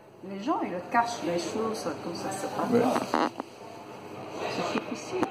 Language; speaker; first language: French; non-native, learner; Chinese